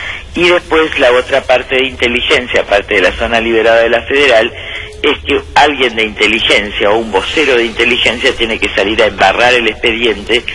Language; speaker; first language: Spanish; native; Spanish